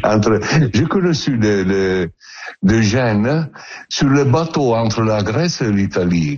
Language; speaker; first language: French; non-native, learner; Italian